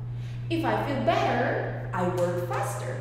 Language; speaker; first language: English; non-native, fluent; Spanish